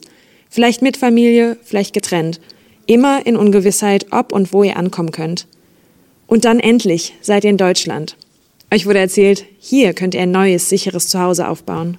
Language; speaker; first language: German; native; German